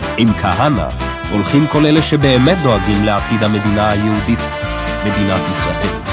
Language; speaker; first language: Hebrew; native; Hebrew